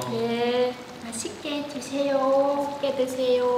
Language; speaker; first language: Korean; non-native, learner; Vietnamese